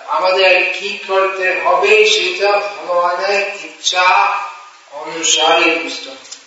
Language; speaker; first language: Bangla; non-native, fluent; English